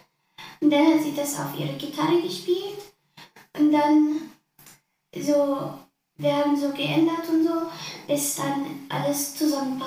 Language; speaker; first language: German; early bilingual, other home language; Arabic